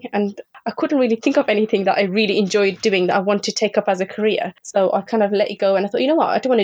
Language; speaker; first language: English; native; English